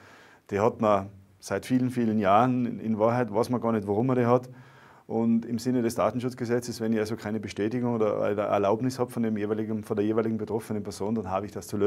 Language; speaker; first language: German; native; German